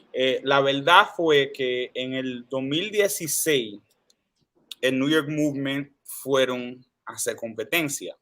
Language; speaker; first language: Spanish; early bilingual, heritage; Spanish